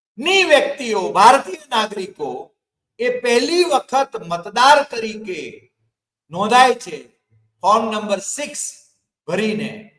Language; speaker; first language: Gujarati; native; Gujarati